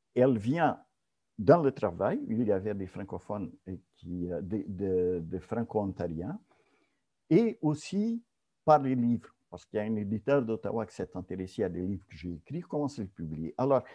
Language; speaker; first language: French; non-native, fluent; Portuguese